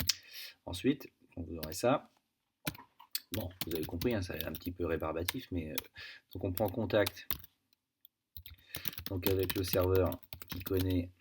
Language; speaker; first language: French; native; French